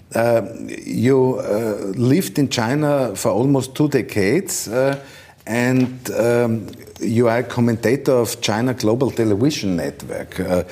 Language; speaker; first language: English; non-native, learner; German